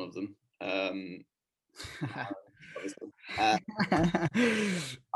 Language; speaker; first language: English; native; English